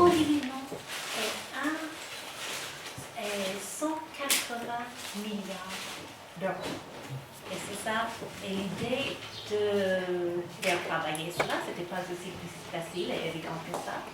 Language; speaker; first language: French; non-native, fluent; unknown